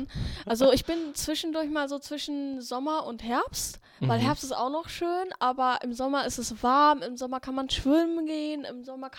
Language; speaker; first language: German; native; German